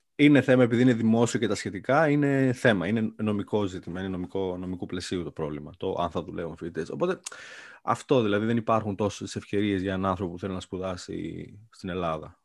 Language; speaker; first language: Greek; native; Greek